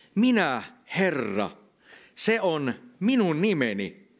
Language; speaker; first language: Finnish; native; Finnish